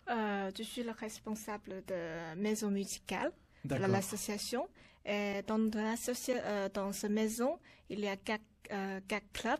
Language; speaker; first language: French; non-native, learner; Chinese